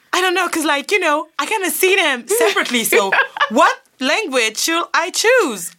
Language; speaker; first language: English; non-native, fluent; French